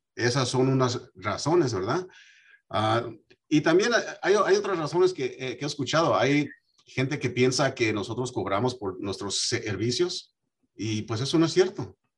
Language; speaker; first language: Spanish; early bilingual, heritage; Spanish